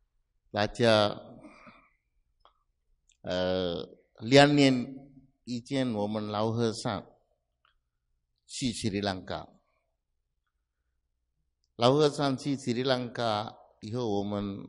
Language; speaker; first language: Chinese; non-native, fluent; Sinhala